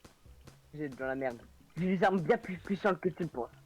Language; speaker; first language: French; native; French